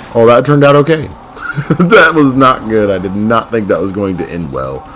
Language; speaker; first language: English; native; English